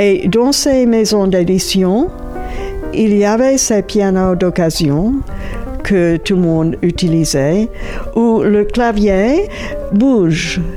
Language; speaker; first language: French; non-native, fluent; English